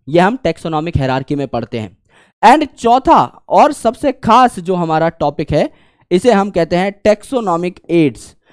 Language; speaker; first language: Hindi; native; Hindi